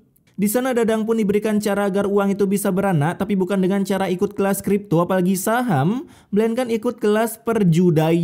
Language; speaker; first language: Indonesian; native; Indonesian